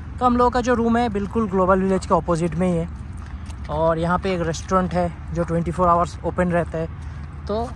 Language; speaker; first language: Hindi; native; Hindi